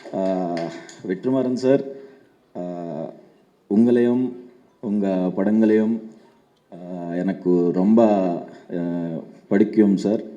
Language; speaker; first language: Tamil; non-native, learner; Telugu